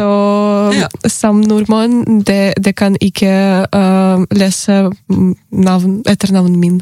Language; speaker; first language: Norwegian; non-native, learner; Ukrainian